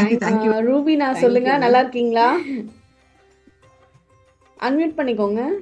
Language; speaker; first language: Tamil; native; Tamil